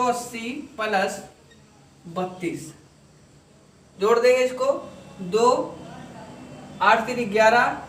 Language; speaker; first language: Hindi; native; Hindi